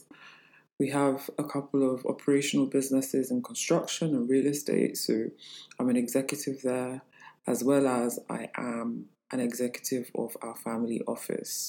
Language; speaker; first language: English; native; English